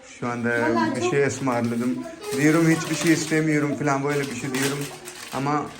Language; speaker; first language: Turkish; non-native, learner; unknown